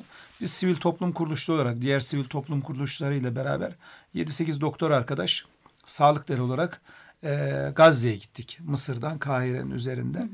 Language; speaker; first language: Turkish; native; Turkish